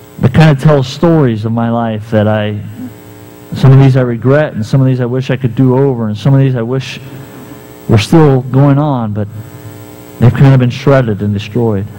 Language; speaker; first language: English; native; English